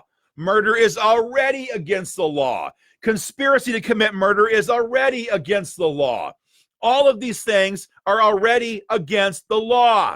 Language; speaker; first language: English; native; English